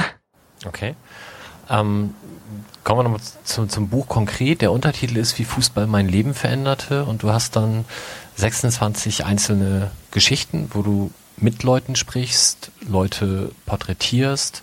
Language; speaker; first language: German; native; German